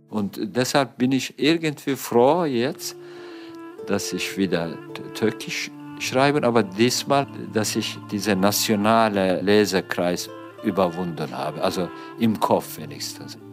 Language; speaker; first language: German; non-native, fluent; Turkish